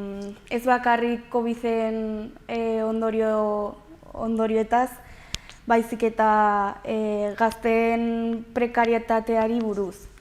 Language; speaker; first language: Basque; non-native, local second language; Spanish